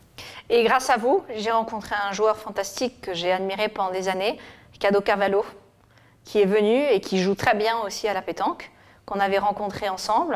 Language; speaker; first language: French; native; French